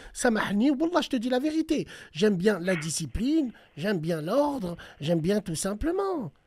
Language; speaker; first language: French; early bilingual, other home language; Arabic